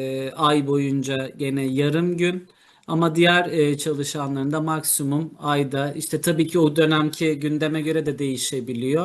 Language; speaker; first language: Turkish; native; Turkish